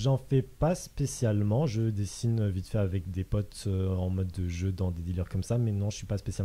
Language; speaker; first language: French; native; French